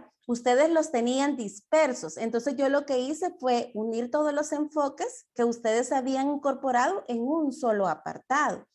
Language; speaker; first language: Spanish; native; Spanish